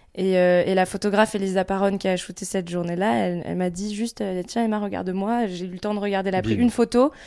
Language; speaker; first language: French; native; French